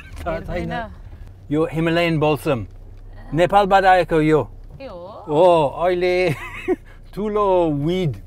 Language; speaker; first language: Nepali; non-native, learner; English